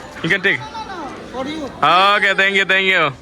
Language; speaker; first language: English; non-native, local second language; Malayalam